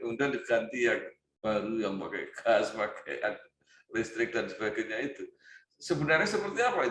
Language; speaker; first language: Indonesian; native; Indonesian